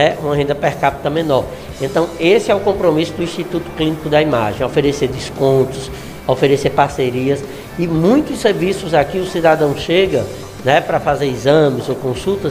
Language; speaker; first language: Portuguese; native; Portuguese